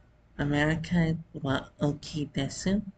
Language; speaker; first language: Japanese; non-native, learner; English